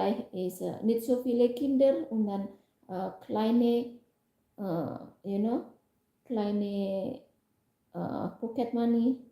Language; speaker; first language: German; non-native, learner; Indonesian